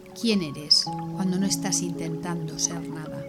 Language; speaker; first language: Spanish; native; Spanish